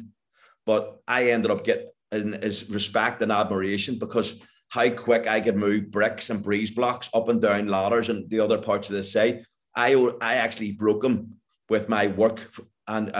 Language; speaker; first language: English; native; English